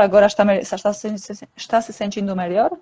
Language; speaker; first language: Portuguese; non-native, fluent; Polish